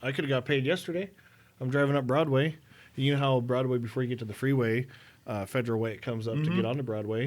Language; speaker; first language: English; native; English